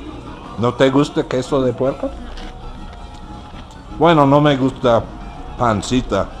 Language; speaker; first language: Spanish; non-native, learner; English